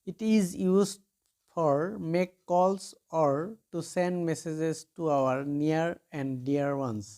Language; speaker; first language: English; non-native, local second language; Assamese